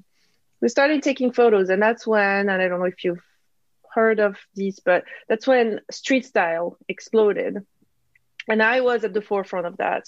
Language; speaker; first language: English; non-native, fluent; French